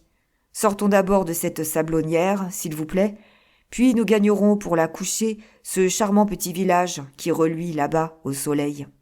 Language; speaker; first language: French; native; French